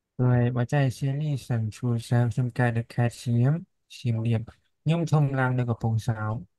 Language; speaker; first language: Chinese; non-native, learner; Khmer